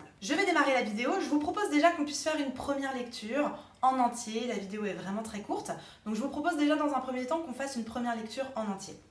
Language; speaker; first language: French; native; French